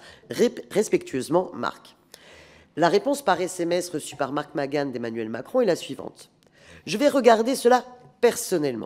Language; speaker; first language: French; native; French